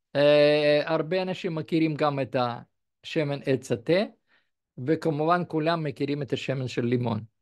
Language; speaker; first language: Hebrew; non-native, fluent; Russian